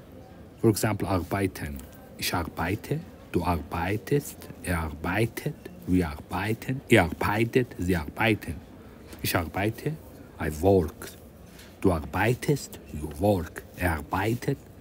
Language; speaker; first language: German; non-native, fluent; Persian